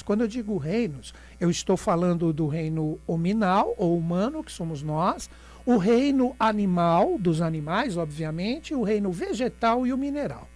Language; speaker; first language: Portuguese; native; Portuguese